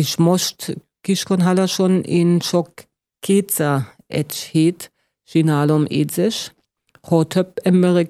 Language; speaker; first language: Hungarian; non-native, learner; German